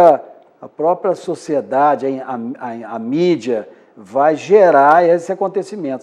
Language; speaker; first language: Portuguese; native; Portuguese